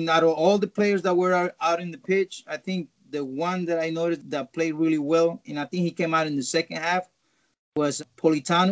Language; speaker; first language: English; non-native, fluent; Spanish